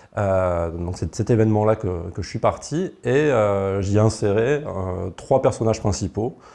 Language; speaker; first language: French; native; French